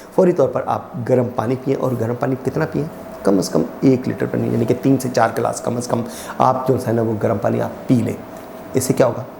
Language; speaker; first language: Urdu; non-native, local second language; Punjabi